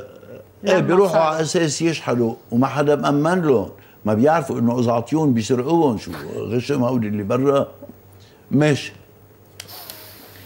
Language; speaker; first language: Arabic; native; Arabic